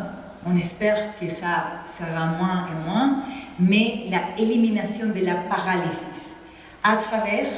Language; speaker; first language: French; non-native, fluent; Spanish